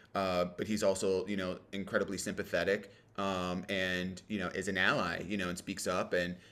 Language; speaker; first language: English; native; English